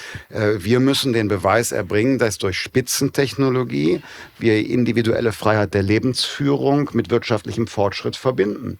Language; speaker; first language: German; native; German